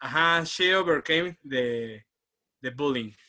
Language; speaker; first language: English; non-native, learner; Spanish